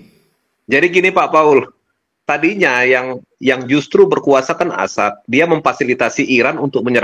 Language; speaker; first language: Indonesian; native; Indonesian